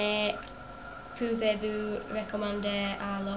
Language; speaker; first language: French; non-native, learner; English